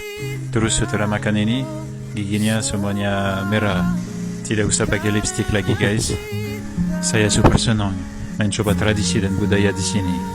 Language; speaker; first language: Indonesian; non-native, fluent; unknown